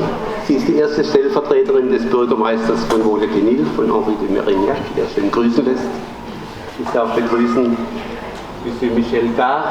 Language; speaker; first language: German; native; German